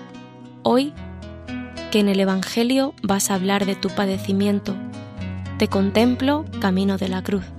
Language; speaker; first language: Spanish; native; Spanish